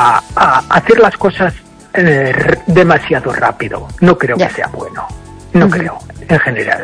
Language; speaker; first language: Spanish; non-native, fluent; English